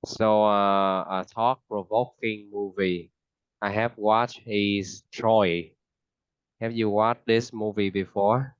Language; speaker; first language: English; non-native, fluent; Vietnamese